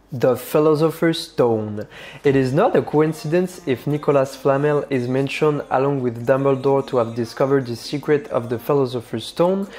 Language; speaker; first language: English; non-native, fluent; French